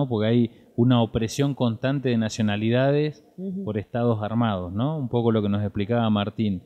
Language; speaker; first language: Spanish; native; Spanish